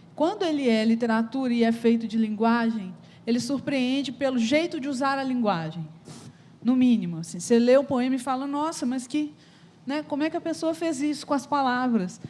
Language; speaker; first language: Portuguese; native; Portuguese